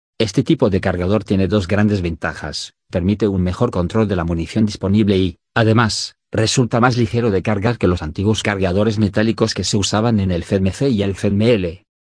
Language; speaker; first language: Spanish; native; Spanish